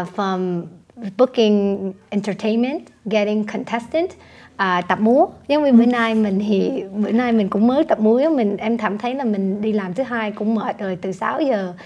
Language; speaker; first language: Vietnamese; early bilingual, heritage; Vietnamese